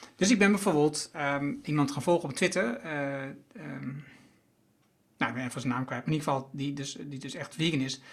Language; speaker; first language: Dutch; native; Dutch